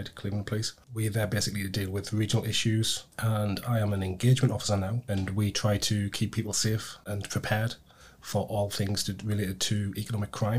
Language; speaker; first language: English; native; English